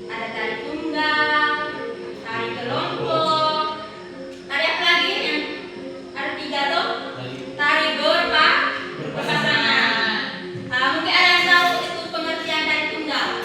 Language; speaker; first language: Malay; non-native, local second language; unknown